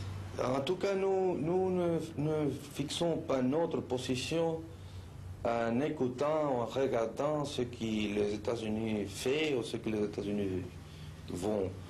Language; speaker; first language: French; non-native, fluent; Spanish